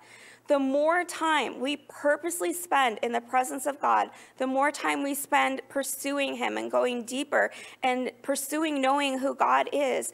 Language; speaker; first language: English; native; English